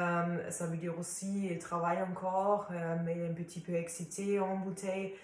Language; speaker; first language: French; non-native, fluent; German